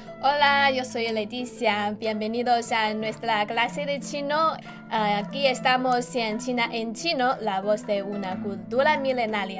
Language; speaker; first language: Spanish; non-native, fluent; Chinese